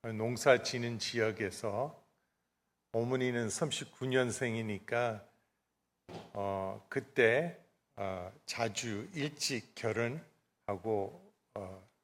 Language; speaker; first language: Korean; non-native, fluent; English